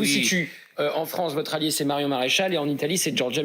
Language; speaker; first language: French; native; French